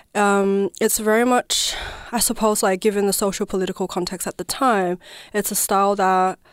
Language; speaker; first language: English; non-native, fluent; Chinese